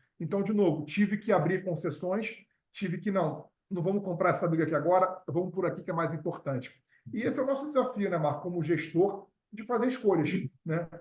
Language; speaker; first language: Portuguese; native; Portuguese